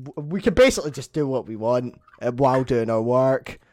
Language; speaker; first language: English; native; English